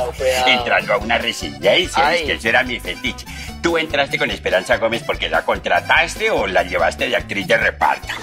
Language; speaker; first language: Spanish; native; Spanish